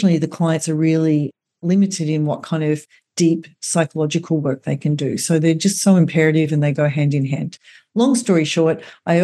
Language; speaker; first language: English; native; English